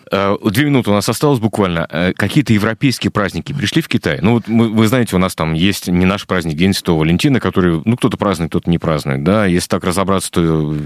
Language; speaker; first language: Russian; native; Russian